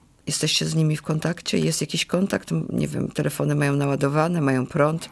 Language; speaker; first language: Polish; native; Polish